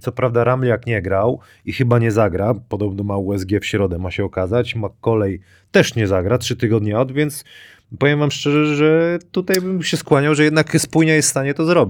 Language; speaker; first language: Polish; native; Polish